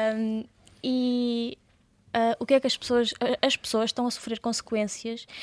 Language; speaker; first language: Portuguese; early bilingual, other home language; Russian